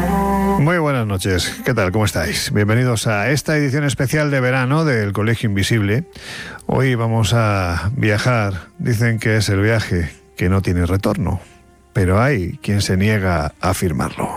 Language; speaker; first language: Spanish; native; Spanish